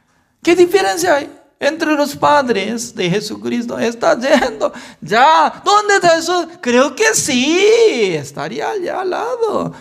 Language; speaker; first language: Spanish; non-native, fluent; Korean